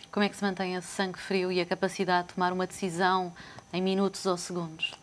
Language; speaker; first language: Portuguese; native; Portuguese